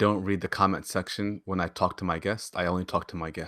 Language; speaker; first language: English; native; English